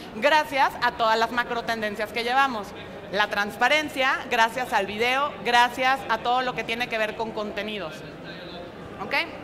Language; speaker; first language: Spanish; native; Spanish